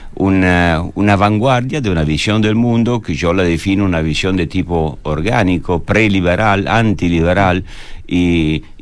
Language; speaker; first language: Spanish; non-native, fluent; Italian